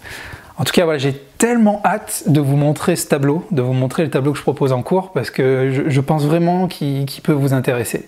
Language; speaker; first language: French; native; French